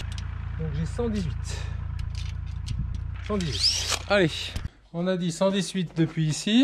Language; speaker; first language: French; native; French